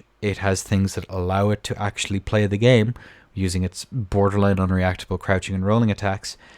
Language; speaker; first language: English; native; English